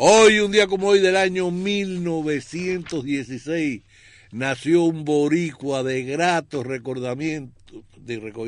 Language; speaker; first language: Spanish; native; Spanish